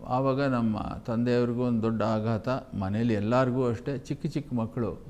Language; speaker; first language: Kannada; native; Kannada